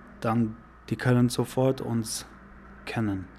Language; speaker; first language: German; non-native, learner; Persian